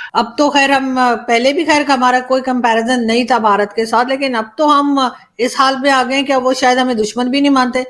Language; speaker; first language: Urdu; native; Urdu